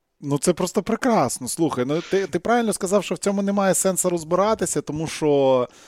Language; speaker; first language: Ukrainian; non-native, local second language; Russian